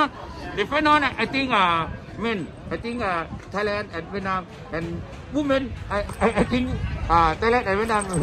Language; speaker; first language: English; non-native, learner; Thai